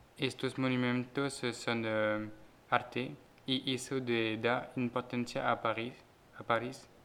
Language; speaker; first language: Spanish; non-native, learner; French